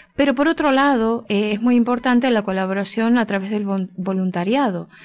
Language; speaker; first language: Spanish; native; Spanish